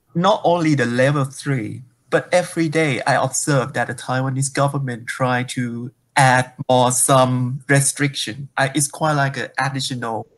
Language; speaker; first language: English; non-native, fluent; Thai